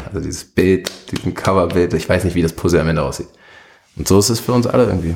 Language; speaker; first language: German; early bilingual, other home language; Arabic